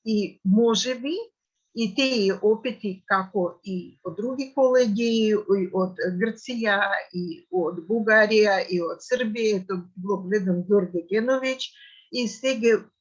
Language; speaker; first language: Macedonian; non-native, fluent; Russian